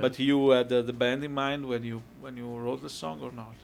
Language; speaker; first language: English; non-native, fluent; Italian